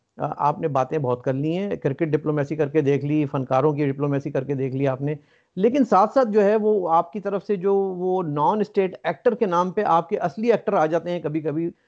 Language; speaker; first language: Urdu; native; Urdu